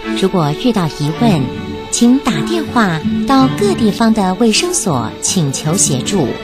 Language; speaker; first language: Chinese; native; Chinese